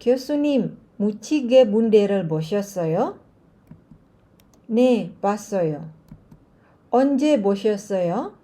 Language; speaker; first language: Korean; non-native, fluent; Indonesian